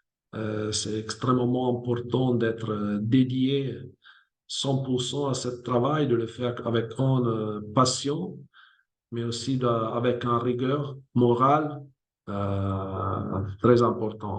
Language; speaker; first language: French; non-native, fluent; Italian